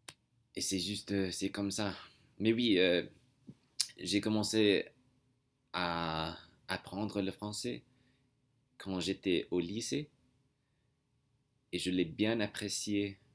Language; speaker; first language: French; non-native, learner; English